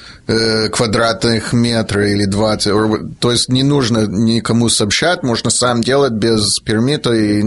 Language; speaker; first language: Russian; early bilingual, heritage; Russian